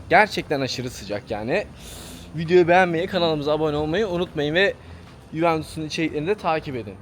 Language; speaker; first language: Turkish; native; Turkish